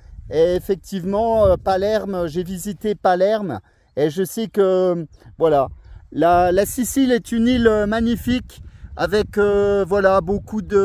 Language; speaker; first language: French; native; French